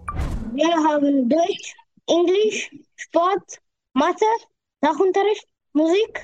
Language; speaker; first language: German; non-native, learner; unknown